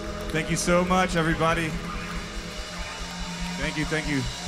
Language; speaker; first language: English; native; English